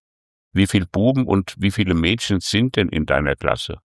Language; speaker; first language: German; native; German